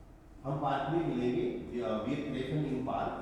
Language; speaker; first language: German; non-native, fluent; Hindi